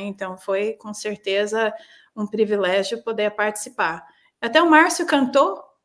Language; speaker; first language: Portuguese; non-native, fluent; English